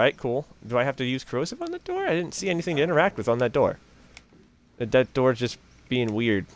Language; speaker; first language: English; native; English